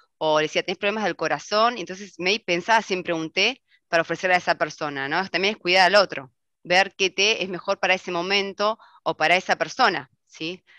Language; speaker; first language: Spanish; native; Spanish